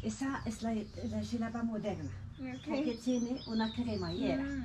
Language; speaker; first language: Spanish; non-native, fluent; Arabic